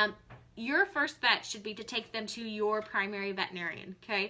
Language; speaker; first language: English; native; English